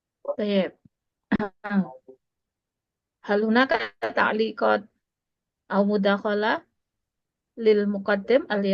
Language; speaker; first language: Arabic; non-native, fluent; Indonesian